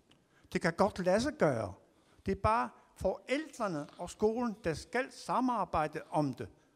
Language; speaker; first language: Danish; non-native, local second language; Kalaallisut